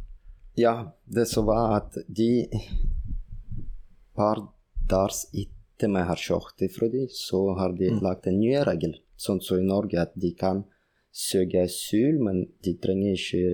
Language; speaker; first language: Norwegian; non-native, fluent; Russian